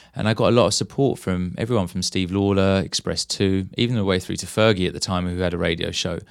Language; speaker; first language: English; native; English